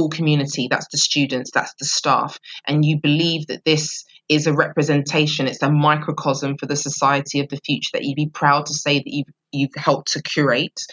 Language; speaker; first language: English; native; English